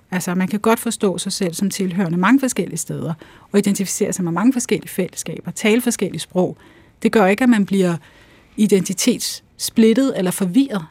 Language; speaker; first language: Danish; early bilingual, other home language; Urdu